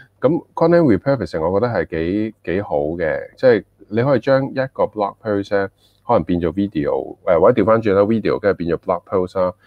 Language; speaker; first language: Cantonese; early bilingual, heritage; Cantonese